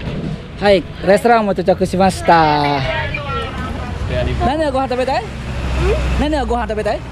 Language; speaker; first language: Japanese; non-native, fluent; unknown